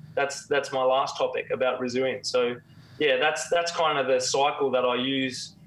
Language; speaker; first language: English; native; English